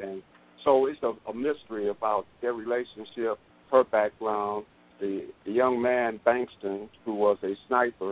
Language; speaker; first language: English; native; English